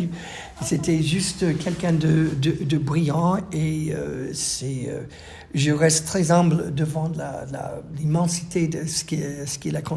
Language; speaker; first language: French; non-native, fluent; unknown